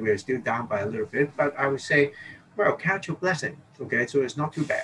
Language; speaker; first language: English; non-native, local second language; Cantonese